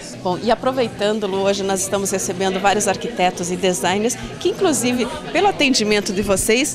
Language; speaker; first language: Portuguese; native; Portuguese